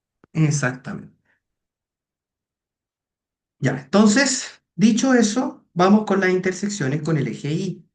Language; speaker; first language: Spanish; native; Spanish